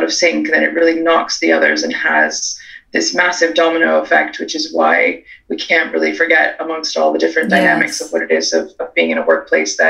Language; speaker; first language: English; native; English